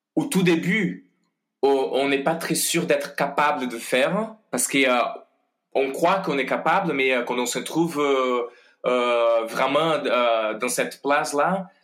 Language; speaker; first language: French; non-native, fluent; Portuguese